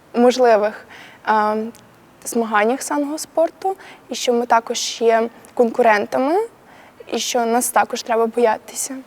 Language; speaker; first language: Ukrainian; native; Ukrainian